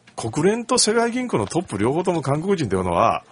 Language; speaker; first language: Japanese; native; Japanese